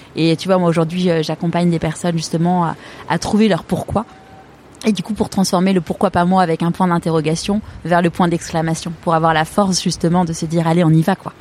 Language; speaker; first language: French; native; French